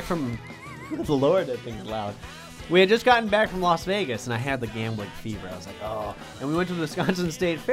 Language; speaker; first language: English; native; English